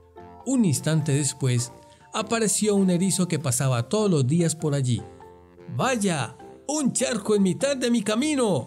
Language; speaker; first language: Spanish; native; Spanish